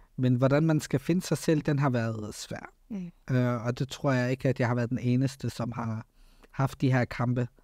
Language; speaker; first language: Danish; early bilingual, other home language; Arabic